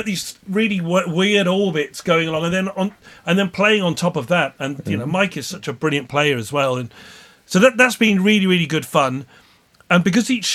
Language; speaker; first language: English; native; English